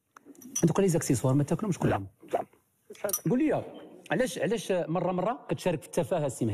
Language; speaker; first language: Arabic; native; Arabic